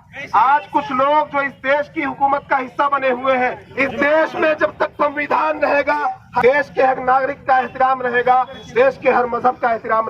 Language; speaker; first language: Hindi; native; Hindi